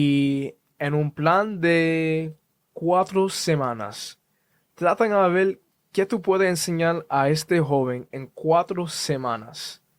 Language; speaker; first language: Spanish; early bilingual, heritage; Spanish